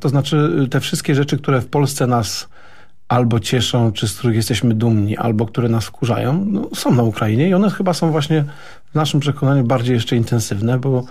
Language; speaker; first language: Polish; native; Polish